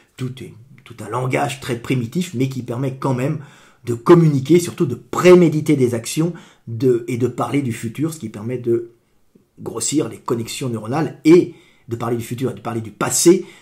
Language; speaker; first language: French; native; French